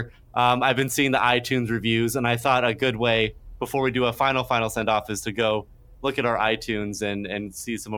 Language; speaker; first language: English; native; English